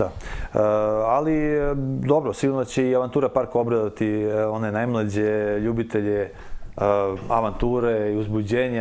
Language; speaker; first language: Serbian; native; Serbian